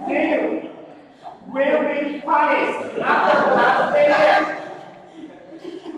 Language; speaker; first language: English; non-native, learner; Vietnamese